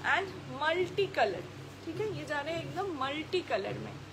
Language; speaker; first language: Hindi; non-native, local second language; Bangla